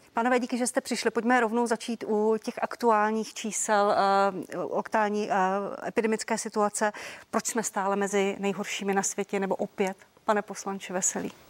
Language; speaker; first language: Czech; native; Czech